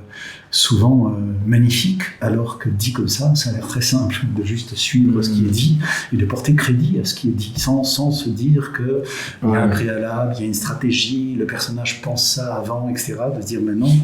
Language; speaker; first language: French; native; French